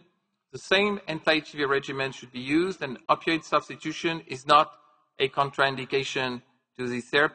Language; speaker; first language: English; non-native, fluent; French